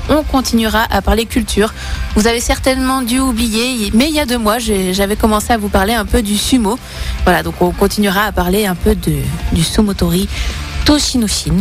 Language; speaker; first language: French; native; French